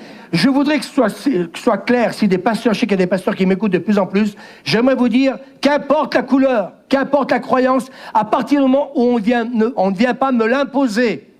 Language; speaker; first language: French; native; French